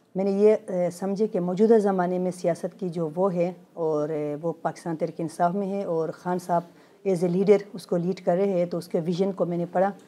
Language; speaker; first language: Urdu; non-native, local second language; Khowar